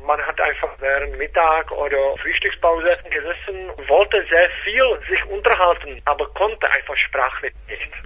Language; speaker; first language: German; non-native, fluent; Czech